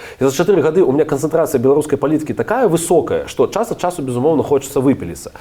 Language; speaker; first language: Belarusian; non-native, local second language; Russian